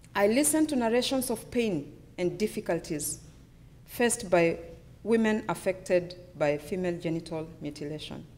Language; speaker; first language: English; non-native, local second language; Luyia